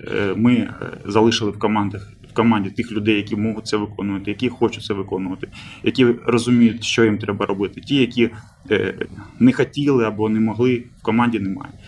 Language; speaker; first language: Ukrainian; native; Ukrainian